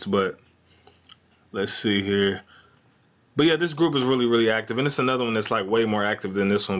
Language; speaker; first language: English; native; English